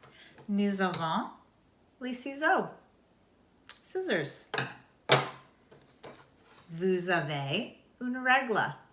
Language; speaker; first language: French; non-native, fluent; English